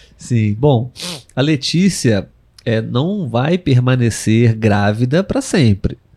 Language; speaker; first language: Portuguese; native; Portuguese